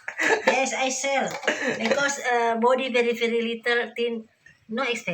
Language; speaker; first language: English; non-native, learner; Indonesian